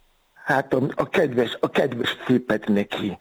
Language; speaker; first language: Hungarian; non-native, fluent; Yoruba